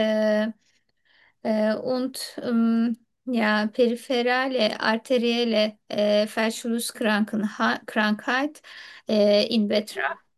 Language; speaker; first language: German; non-native, learner; Turkish